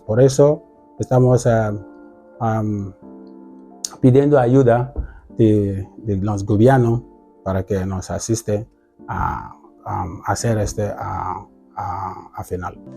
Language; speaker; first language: Spanish; non-native, fluent; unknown